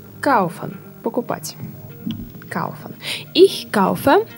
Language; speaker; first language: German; non-native, learner; Russian